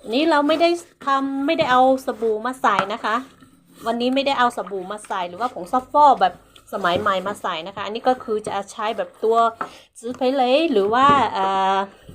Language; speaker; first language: Thai; non-native, local second language; Hmong